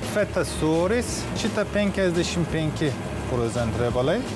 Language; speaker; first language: Lithuanian; non-native, learner; Turkish